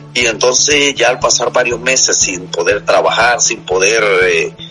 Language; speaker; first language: Spanish; native; Spanish